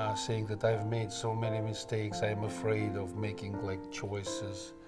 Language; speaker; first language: English; non-native, fluent; Russian